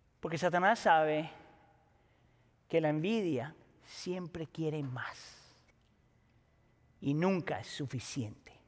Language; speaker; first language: Spanish; native; Spanish